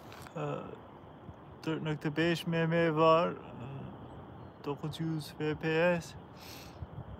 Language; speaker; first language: Turkish; non-native, learner; English